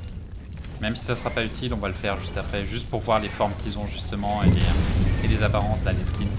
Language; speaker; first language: French; native; French